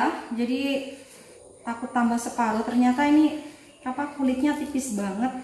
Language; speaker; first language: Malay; non-native, local second language; Javanese